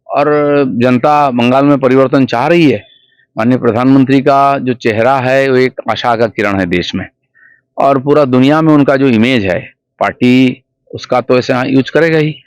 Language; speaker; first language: Hindi; non-native, local second language; Bangla